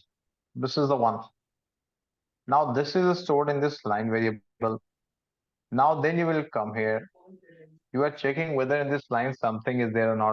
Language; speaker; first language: English; non-native, local second language; Hindi